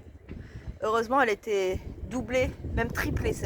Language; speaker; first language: French; native; French